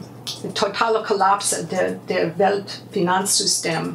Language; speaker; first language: German; non-native, fluent; English